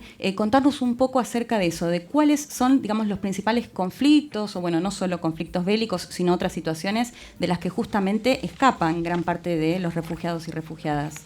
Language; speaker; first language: Spanish; native; Spanish